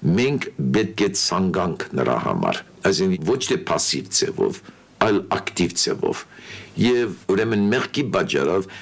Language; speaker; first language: Armenian; early bilingual, heritage; Armenian